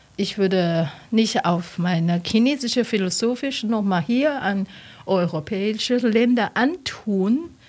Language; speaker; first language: German; non-native, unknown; Chinese